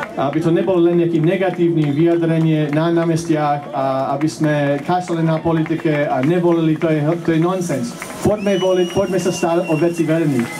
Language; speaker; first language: Slovak; non-native, fluent; English